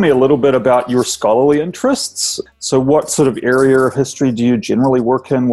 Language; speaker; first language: English; native; English